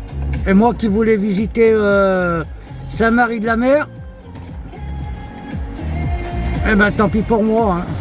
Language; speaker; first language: French; native; French